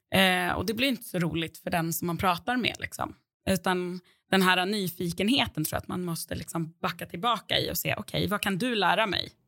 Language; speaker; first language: Swedish; native; Swedish